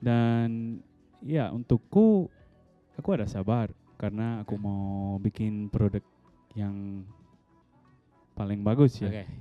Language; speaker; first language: Indonesian; non-native, fluent; Dutch